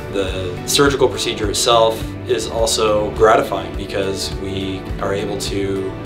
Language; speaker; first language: English; native; English